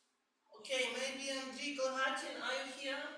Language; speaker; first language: English; non-native, learner; Ukrainian